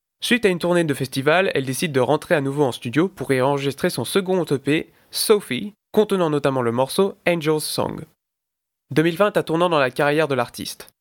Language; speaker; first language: French; native; French